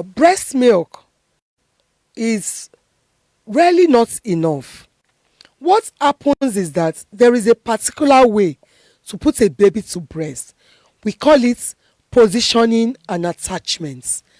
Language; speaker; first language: English; non-native, local second language; Yoruba